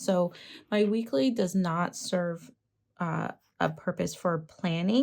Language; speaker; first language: English; native; English